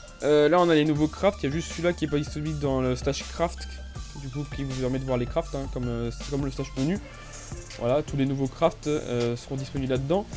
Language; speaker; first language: French; native; French